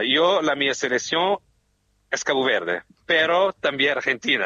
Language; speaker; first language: Spanish; non-native, fluent; Portuguese